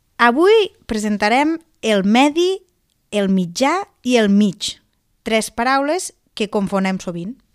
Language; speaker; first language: Catalan; native; Catalan